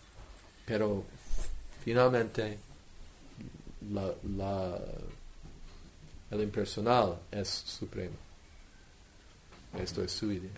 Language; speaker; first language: Spanish; non-native, fluent; English